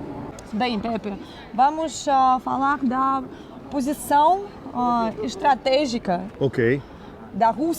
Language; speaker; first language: Portuguese; non-native, fluent; Russian